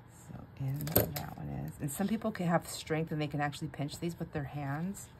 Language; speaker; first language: English; native; English